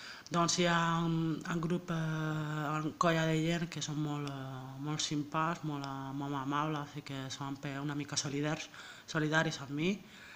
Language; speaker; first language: Catalan; non-native, learner; French